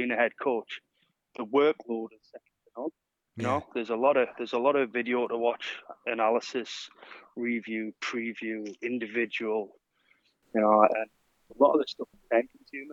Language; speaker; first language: English; native; English